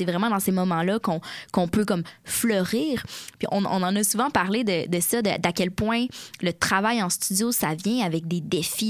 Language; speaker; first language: French; native; French